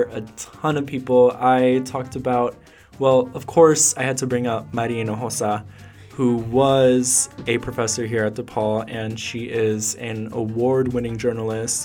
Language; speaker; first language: English; native; English